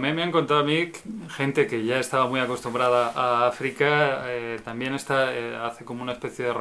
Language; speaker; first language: Spanish; native; Spanish